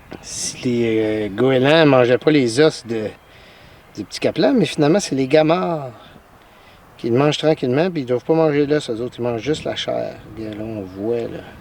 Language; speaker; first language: French; native; French